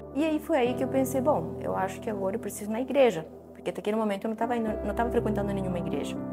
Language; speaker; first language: Portuguese; non-native, fluent; Spanish